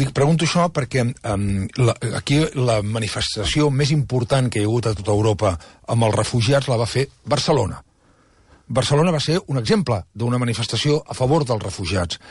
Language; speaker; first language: Catalan; native; Catalan